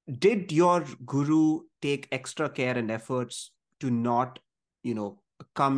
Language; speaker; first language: English; non-native, local second language; Malayalam